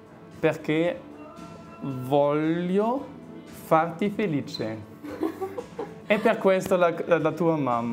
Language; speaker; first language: Italian; non-native, learner; German